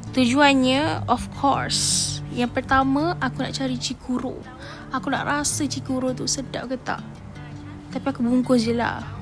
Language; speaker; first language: Malay; native; Malay